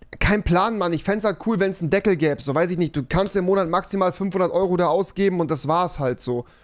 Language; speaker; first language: German; native; German